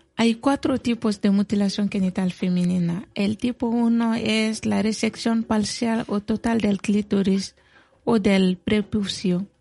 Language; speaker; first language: Spanish; non-native, fluent; Bambara